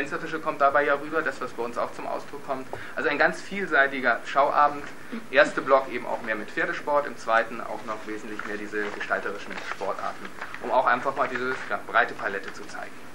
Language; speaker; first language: German; native; German